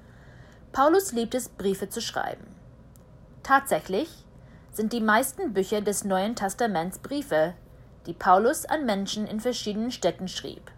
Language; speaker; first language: German; early bilingual, heritage; German